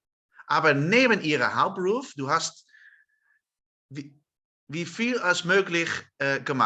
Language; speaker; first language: German; non-native, learner; Dutch